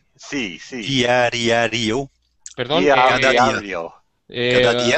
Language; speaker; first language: Spanish; non-native, learner; English